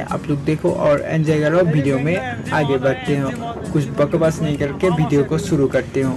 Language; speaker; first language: Hindi; non-native, local second language; Assamese